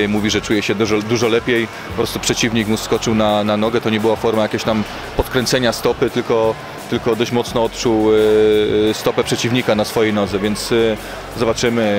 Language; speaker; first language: Polish; native; Polish